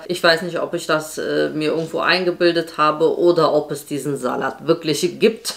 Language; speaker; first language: German; native; German